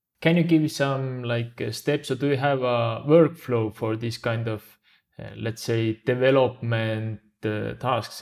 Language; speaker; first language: English; non-native, fluent; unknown